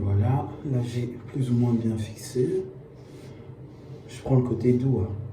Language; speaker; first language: French; native; French